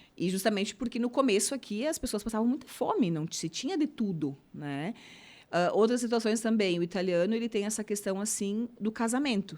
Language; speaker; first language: Portuguese; native; Portuguese